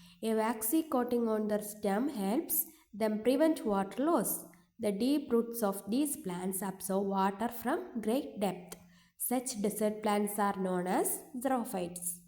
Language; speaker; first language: English; non-native, local second language; Malayalam